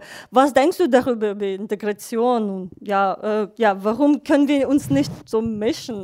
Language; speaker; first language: German; non-native, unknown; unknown